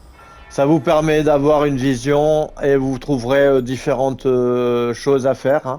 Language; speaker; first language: French; native; French